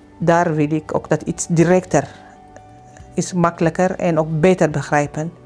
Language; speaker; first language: Dutch; non-native, fluent; Tigrinya